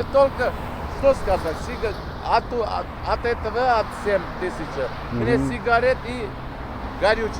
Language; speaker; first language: Russian; non-native, learner; Armenian